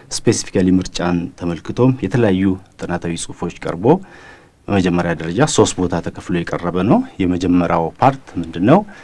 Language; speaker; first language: Amharic; non-native, local second language; Oromo